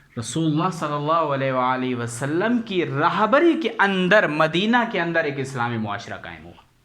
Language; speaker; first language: Urdu; non-native, local second language; Punjabi